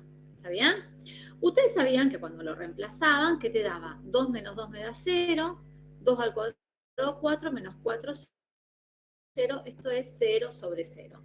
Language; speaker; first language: Spanish; native; Spanish